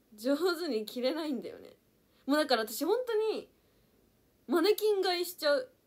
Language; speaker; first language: Japanese; native; Japanese